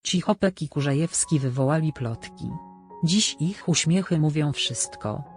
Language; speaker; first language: Polish; native; Polish